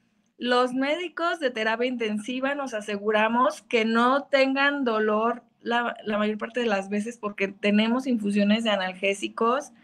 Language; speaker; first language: Spanish; native; Spanish